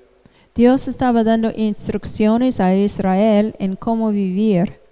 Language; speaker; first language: Spanish; non-native, fluent; English